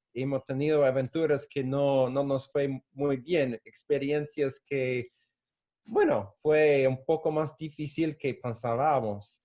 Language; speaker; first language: Spanish; non-native, fluent; English